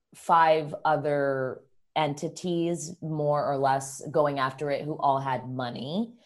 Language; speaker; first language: English; early bilingual, other home language; Spanish